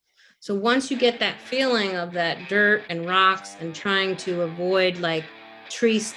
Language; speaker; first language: English; native; English